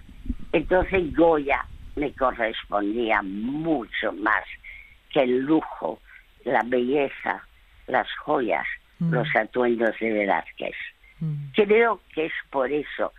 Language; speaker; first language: Spanish; early bilingual, other home language; French